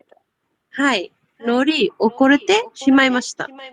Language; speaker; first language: Japanese; non-native, learner; Bangla